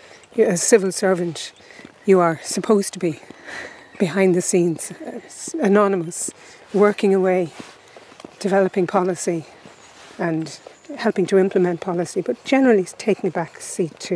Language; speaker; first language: English; native; English